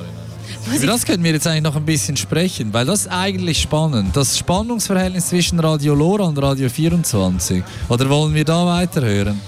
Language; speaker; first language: German; native; German